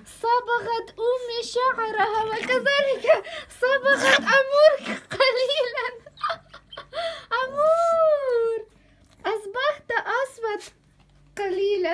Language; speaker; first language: Arabic; non-native, fluent; Ukrainian